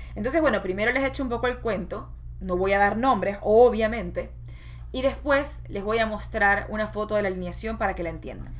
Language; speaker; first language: Spanish; native; Spanish